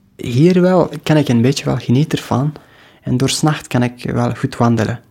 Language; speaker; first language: Dutch; non-native, learner; Persian